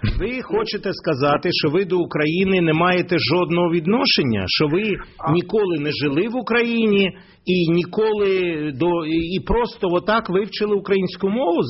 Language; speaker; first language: Ukrainian; non-native, local second language; Russian